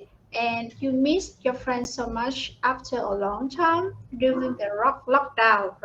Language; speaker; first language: English; non-native, fluent; Vietnamese